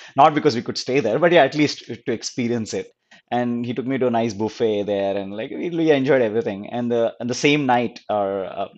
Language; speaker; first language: English; non-native, local second language; Telugu